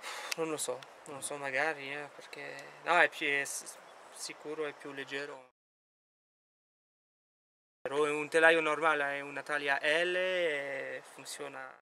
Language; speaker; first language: Italian; non-native, fluent; French